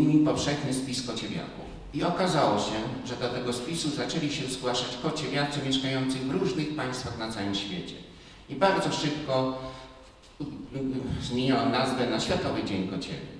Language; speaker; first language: Polish; native; Polish